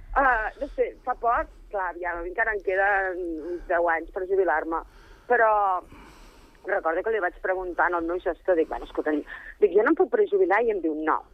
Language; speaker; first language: Catalan; native; Catalan